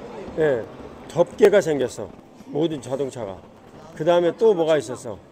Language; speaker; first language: Korean; native; Korean